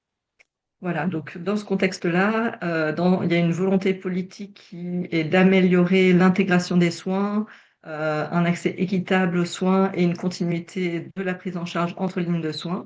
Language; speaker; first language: French; native; French